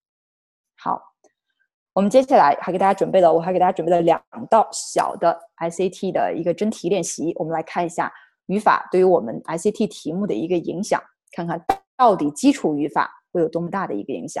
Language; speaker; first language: Chinese; native; Chinese